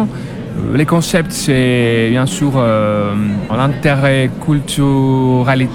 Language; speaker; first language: French; non-native, learner; Greek